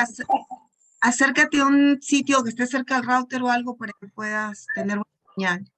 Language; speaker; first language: Spanish; native; Spanish